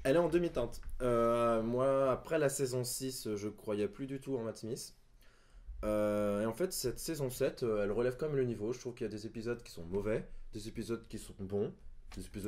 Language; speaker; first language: French; native; French